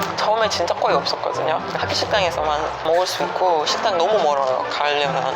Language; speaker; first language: Korean; non-native, fluent; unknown